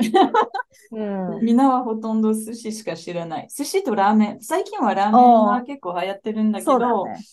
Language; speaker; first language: Japanese; non-native, fluent; French